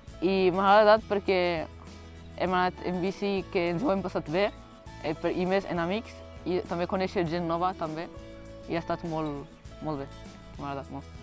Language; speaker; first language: Catalan; early bilingual, other home language; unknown